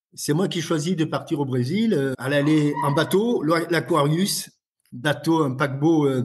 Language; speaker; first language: French; native; French